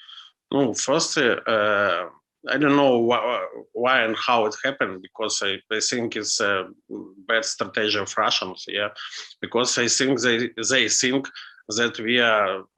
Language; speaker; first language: English; non-native, learner; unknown